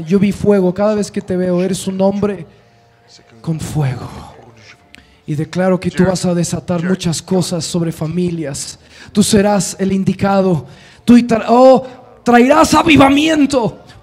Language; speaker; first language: Spanish; early bilingual, other home language; English